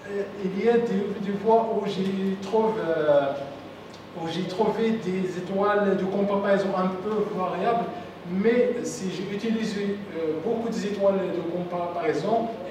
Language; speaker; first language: French; non-native, local second language; Arabic